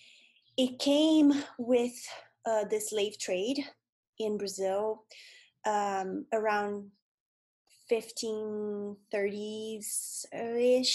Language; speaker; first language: English; non-native, fluent; Portuguese